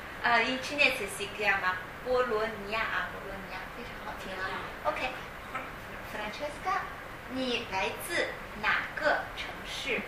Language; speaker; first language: Italian; non-native, fluent; Chinese